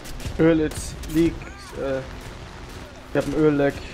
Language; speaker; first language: German; native; German